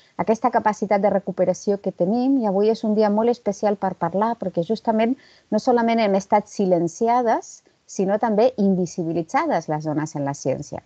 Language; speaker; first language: Catalan; non-native, local second language; Spanish